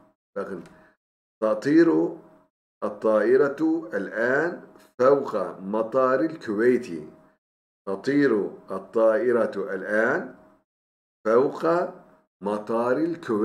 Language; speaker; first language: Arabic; non-native, fluent; Turkish